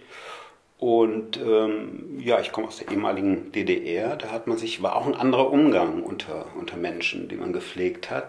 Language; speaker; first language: German; native; German